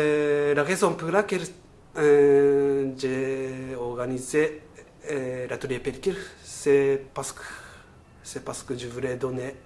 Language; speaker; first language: French; non-native, fluent; Japanese